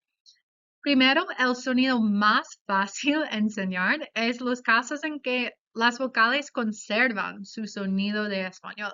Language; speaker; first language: Spanish; non-native, fluent; English